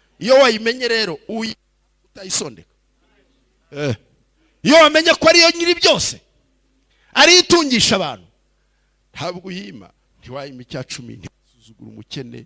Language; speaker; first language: Kinyarwanda; early bilingual, heritage; Kinyarwanda